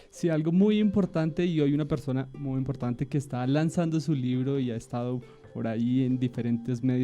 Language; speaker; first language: Spanish; native; Spanish